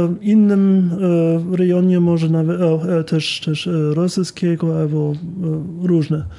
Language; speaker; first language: Polish; non-native, fluent; German